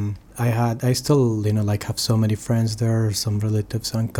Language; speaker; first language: English; non-native, fluent; Arabic